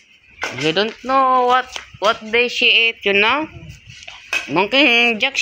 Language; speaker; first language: English; non-native, learner; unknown